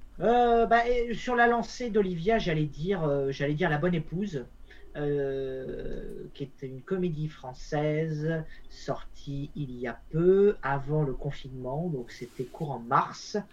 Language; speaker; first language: French; native; French